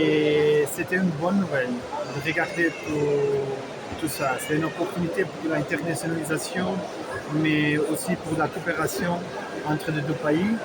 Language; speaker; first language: French; non-native, fluent; Portuguese